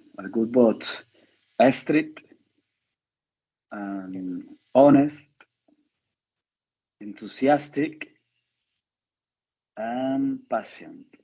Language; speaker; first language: English; non-native, learner; Spanish